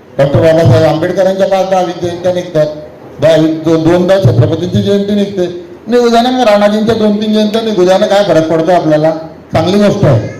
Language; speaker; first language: Marathi; non-native, local second language; Haryanvi